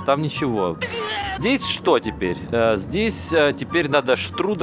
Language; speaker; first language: Russian; native; Russian